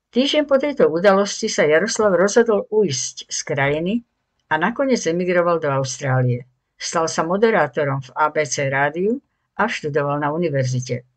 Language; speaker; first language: Slovak; native; Slovak